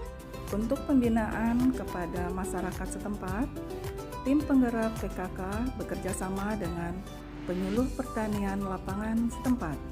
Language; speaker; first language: Indonesian; native; Indonesian